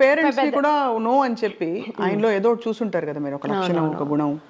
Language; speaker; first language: Telugu; native; Telugu